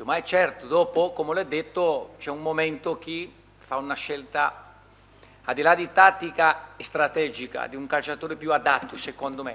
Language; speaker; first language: Italian; non-native, fluent; Portuguese